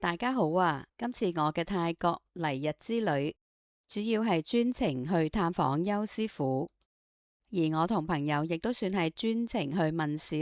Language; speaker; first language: Cantonese; native; Cantonese